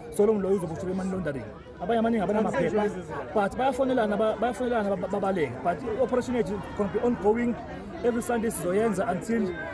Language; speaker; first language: Zulu; native; Zulu